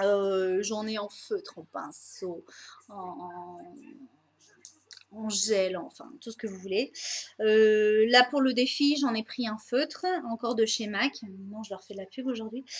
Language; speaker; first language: French; native; French